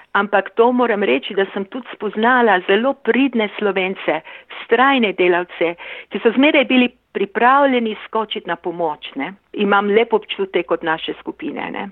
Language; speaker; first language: Slovenian; early bilingual, heritage; Slovenian